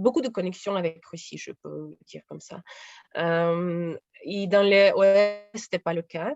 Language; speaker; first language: French; non-native, learner; Russian